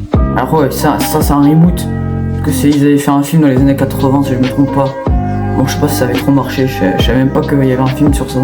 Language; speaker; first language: French; native; French